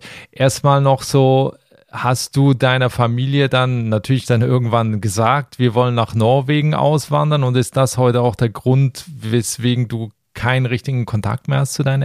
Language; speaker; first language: German; native; German